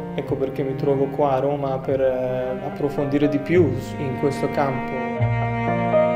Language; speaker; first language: Italian; non-native, fluent; Persian